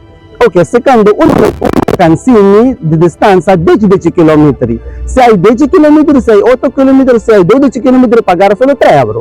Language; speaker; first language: Italian; non-native, learner; Urdu